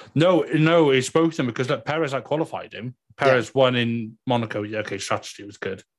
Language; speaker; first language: English; native; English